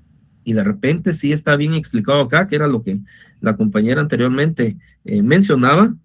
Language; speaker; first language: Spanish; native; Spanish